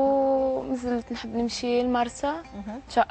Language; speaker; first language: Arabic; early bilingual, heritage; English